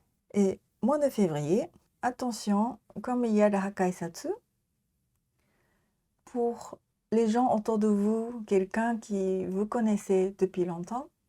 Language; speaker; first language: French; non-native, learner; Japanese